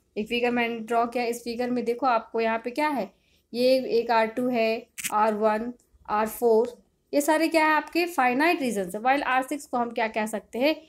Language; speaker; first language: Hindi; native; Hindi